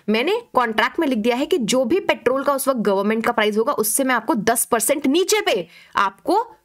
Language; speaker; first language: Hindi; native; Hindi